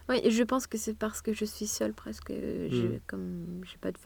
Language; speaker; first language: French; non-native, fluent; Swedish